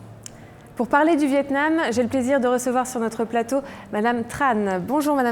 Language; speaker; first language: French; native; French